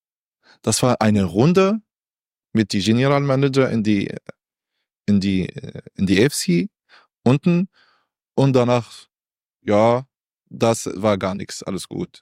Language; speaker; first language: German; non-native, learner; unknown